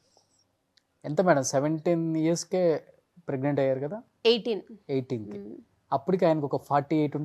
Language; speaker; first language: Telugu; native; Telugu